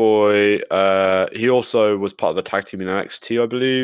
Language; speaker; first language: English; native; English